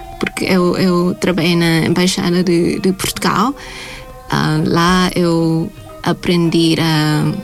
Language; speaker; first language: Portuguese; non-native, fluent; Thai